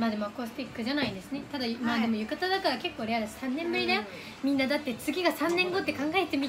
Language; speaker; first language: Japanese; native; Japanese